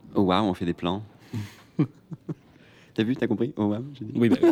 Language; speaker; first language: French; native; French